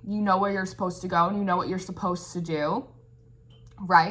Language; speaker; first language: English; native; English